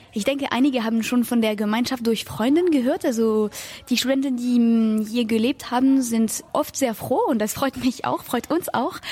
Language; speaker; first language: German; non-native, fluent; French